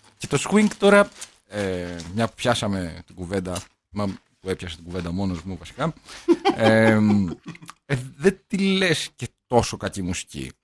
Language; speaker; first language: Greek; native; Greek